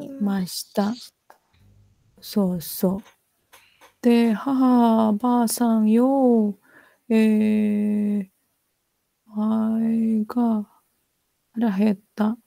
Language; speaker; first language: Japanese; non-native, fluent; Indonesian